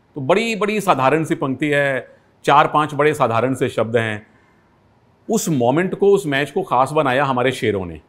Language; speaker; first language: Hindi; native; Hindi